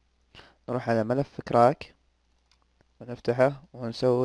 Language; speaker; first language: Arabic; native; Arabic